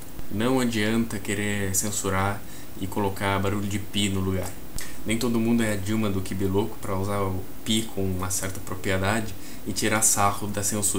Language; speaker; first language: Portuguese; native; Portuguese